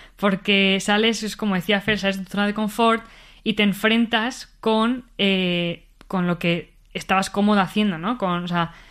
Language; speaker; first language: Spanish; native; Spanish